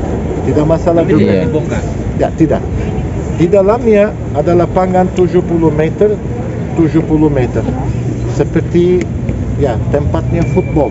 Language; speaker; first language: Indonesian; non-native, learner; Turkish